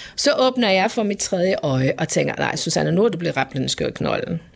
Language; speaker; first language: Danish; non-native, local second language; Faroese